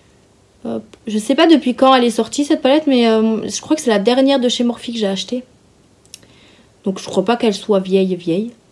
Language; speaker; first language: French; native; French